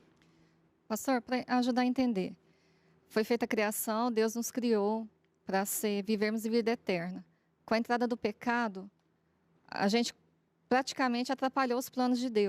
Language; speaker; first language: Portuguese; native; Portuguese